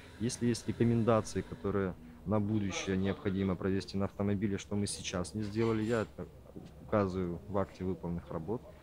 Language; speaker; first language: Russian; native; Russian